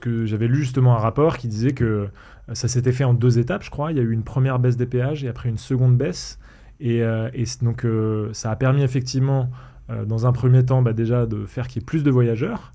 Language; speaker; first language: French; native; French